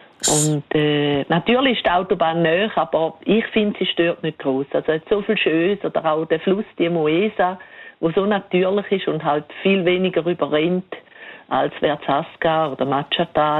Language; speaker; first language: German; native; German